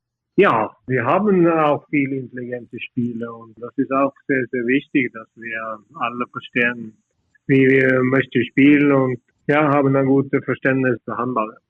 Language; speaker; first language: German; non-native, fluent; Norwegian